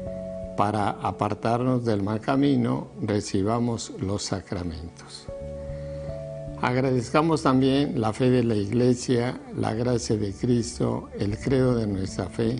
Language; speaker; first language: Spanish; native; Spanish